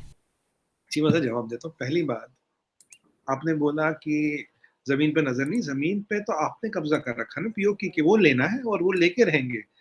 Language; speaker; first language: Hindi; native; Hindi